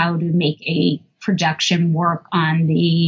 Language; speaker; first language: English; native; English